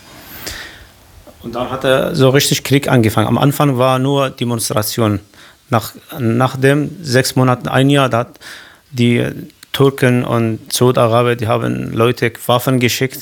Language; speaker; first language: German; non-native, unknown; Kurdish